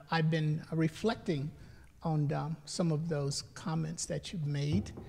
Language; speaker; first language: English; native; English